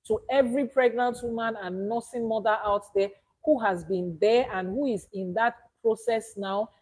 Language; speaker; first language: English; non-native, local second language; Yoruba